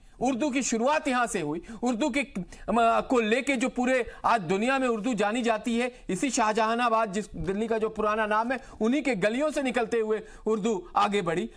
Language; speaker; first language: Hindi; native; Hindi